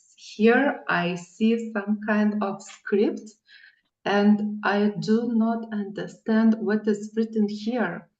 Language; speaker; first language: English; non-native, fluent; Lithuanian